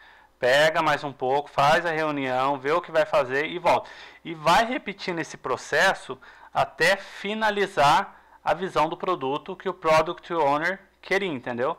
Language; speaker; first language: Portuguese; native; Portuguese